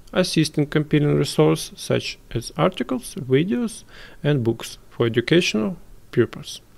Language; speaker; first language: English; non-native, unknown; Ukrainian